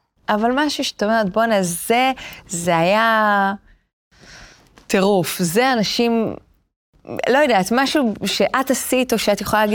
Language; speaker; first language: Hebrew; native; Hebrew